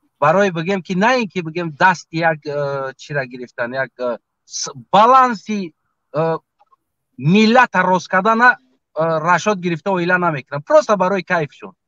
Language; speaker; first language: Tajik; native; Tajik